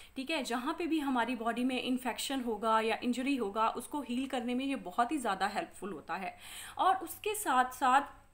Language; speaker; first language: Hindi; non-native, local second language; Punjabi